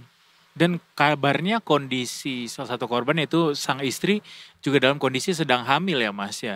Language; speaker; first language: Indonesian; native; Indonesian